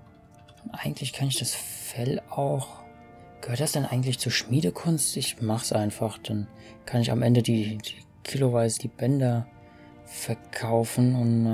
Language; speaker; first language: German; native; German